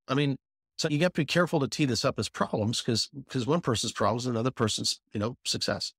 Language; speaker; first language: English; native; English